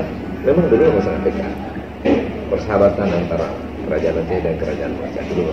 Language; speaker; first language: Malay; non-native, local second language; Achinese